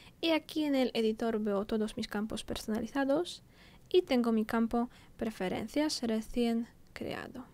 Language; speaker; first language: Spanish; non-native, fluent; Polish